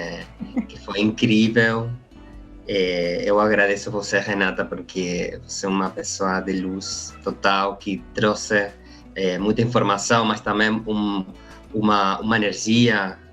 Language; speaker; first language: Portuguese; non-native, learner; Spanish